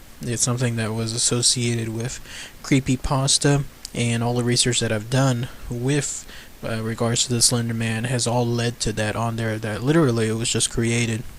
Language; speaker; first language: English; native; English